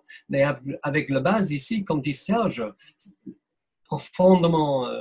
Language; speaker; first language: French; non-native, fluent; English